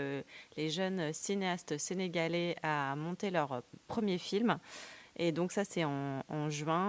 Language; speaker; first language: French; native; French